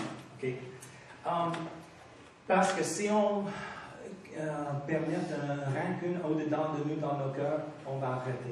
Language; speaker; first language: French; non-native, fluent; English